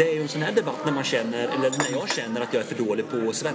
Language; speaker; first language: Swedish; native; Swedish